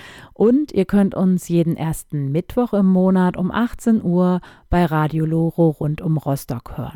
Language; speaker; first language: German; native; German